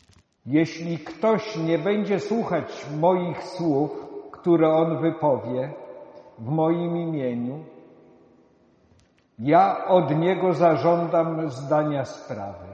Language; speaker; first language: Polish; native; Polish